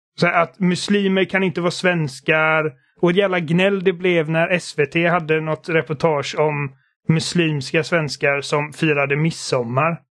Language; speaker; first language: Swedish; native; Swedish